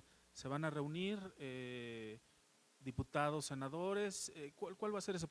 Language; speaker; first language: Spanish; native; Spanish